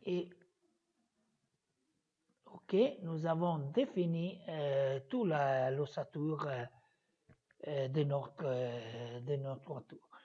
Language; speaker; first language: French; non-native, fluent; Italian